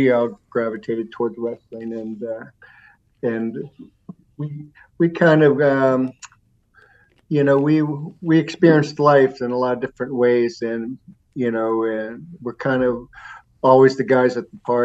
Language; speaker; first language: English; native; English